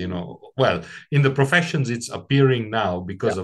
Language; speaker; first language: English; non-native, local second language; Gujarati